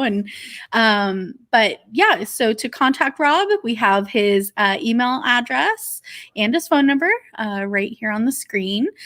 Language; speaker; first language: English; native; English